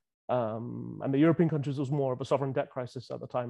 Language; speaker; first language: English; native; English